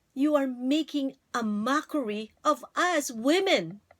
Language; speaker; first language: English; non-native, local second language; Filipino